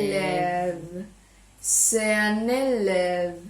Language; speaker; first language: French; non-native, learner; Chinese